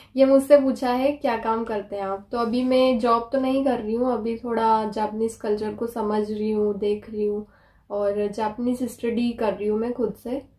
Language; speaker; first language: Hindi; native; Hindi